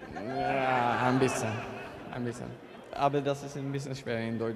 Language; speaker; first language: German; non-native, learner; Swedish